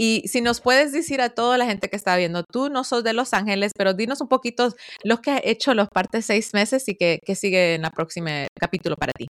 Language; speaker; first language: Spanish; early bilingual, heritage; Spanish